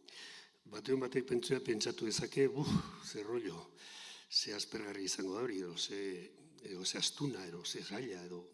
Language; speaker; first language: Basque; native; Basque